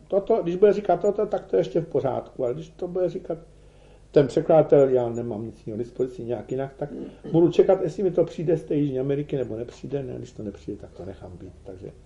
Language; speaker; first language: Czech; native; Czech